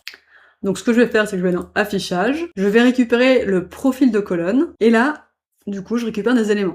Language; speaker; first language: French; native; French